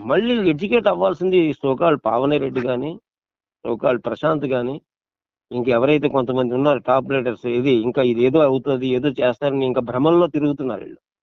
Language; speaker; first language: Telugu; non-native, local second language; Odia